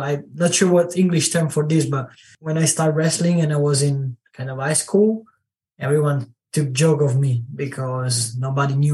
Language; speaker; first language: English; non-native, learner; Italian